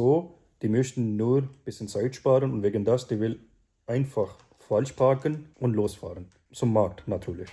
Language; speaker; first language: German; non-native, learner; Urdu